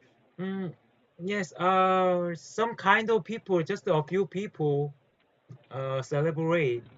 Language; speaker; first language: English; non-native, learner; Korean